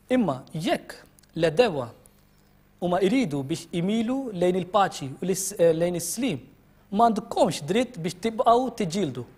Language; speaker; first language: Maltese; non-native, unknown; Urdu